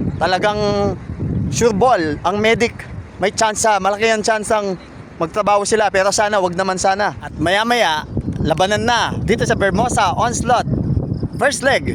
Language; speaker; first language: Filipino; native; Filipino